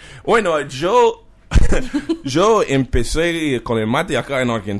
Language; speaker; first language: Spanish; non-native, learner; English